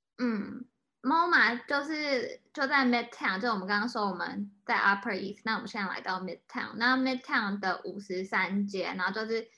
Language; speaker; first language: Chinese; native; Chinese